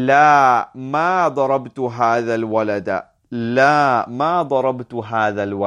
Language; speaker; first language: Arabic; non-native, fluent; English